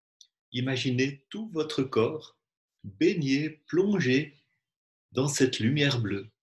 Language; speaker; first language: French; native; French